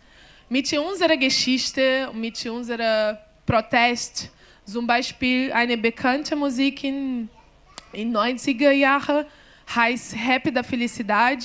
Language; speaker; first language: German; non-native, learner; Portuguese